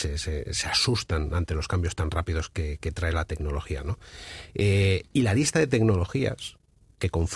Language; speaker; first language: Spanish; native; Spanish